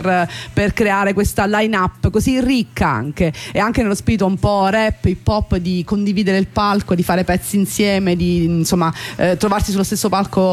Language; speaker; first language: Italian; native; Italian